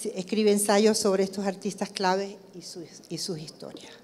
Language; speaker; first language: Spanish; native; Spanish